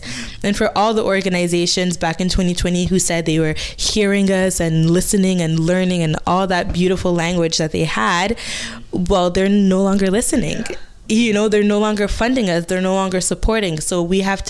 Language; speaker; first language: English; non-native, fluent; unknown